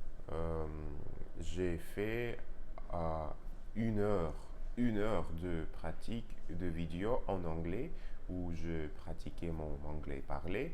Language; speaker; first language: French; non-native, learner; Russian